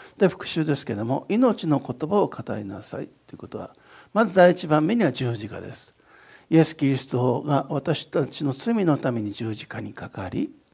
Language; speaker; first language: Japanese; native; Japanese